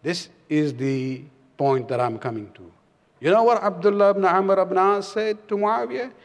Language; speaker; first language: English; non-native, local second language; Urdu